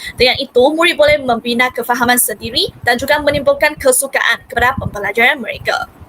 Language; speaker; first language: Malay; non-native, local second language; Hakka Chinese